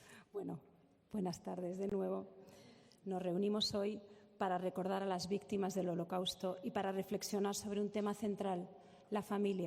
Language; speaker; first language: Spanish; native; Spanish